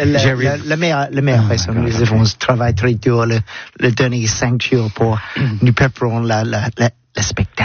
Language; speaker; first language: French; non-native, learner; English